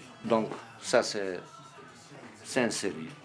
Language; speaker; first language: French; non-native, fluent; Serbian